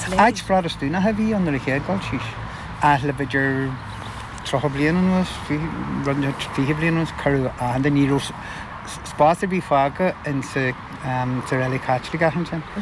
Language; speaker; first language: Irish; non-native, local second language; English